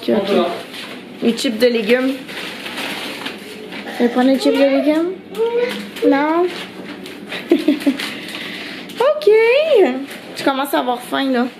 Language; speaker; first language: French; native; French